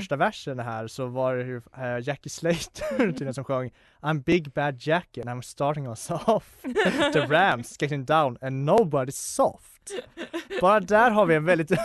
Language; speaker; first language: Swedish; native; Swedish